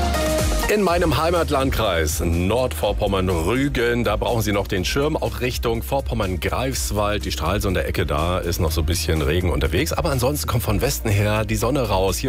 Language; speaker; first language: German; native; German